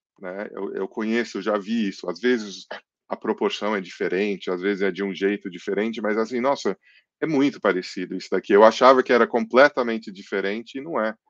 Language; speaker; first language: Portuguese; early bilingual, other home language; English